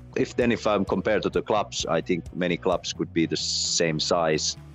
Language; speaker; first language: English; non-native, fluent; Finnish